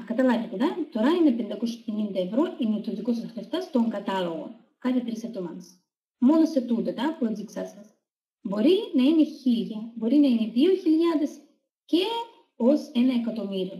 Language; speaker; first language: Greek; non-native, learner; Russian